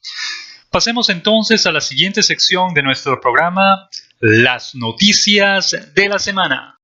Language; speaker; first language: Spanish; native; Spanish